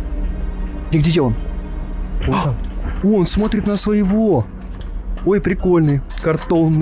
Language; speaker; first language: Russian; native; Russian